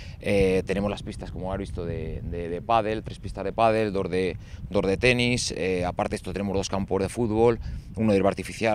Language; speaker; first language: Spanish; native; Spanish